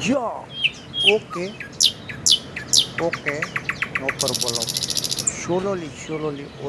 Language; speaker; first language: English; non-native, learner; Nepali